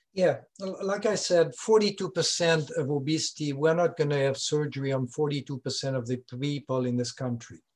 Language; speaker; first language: English; non-native, fluent; French